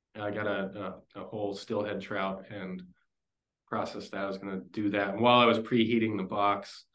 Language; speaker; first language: English; native; English